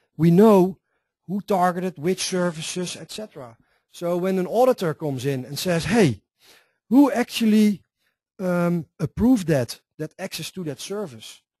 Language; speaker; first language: English; non-native, fluent; Dutch